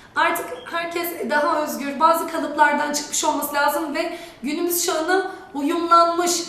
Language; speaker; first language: Turkish; native; Turkish